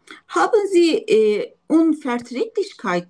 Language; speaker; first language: German; non-native, learner; Turkish